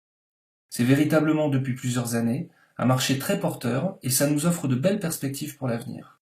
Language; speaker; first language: French; native; French